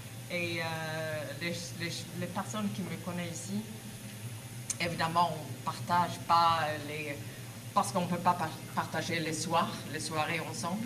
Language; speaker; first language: French; non-native, fluent; Swedish